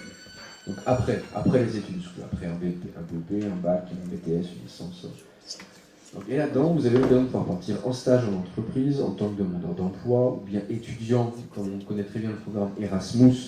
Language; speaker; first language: French; native; French